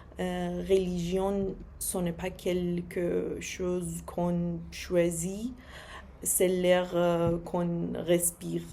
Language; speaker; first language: French; non-native, fluent; Persian